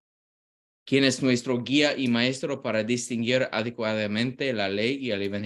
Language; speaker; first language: Spanish; non-native, fluent; English